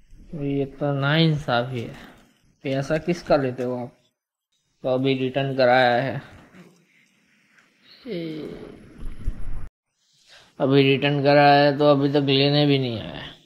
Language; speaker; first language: Hindi; native; Hindi